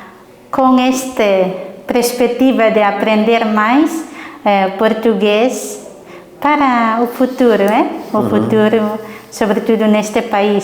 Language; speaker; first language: Portuguese; non-native, learner; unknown